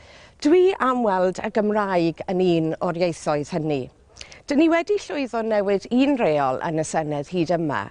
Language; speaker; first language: Welsh; non-native, local second language; English